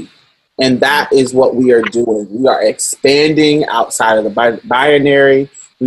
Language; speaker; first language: English; native; English